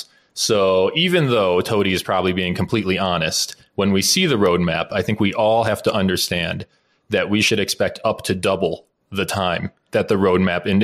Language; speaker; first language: English; native; English